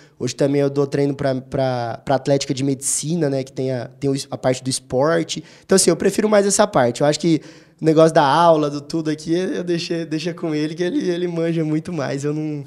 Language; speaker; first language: Portuguese; native; Portuguese